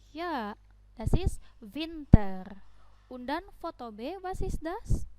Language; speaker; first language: German; non-native, fluent; Indonesian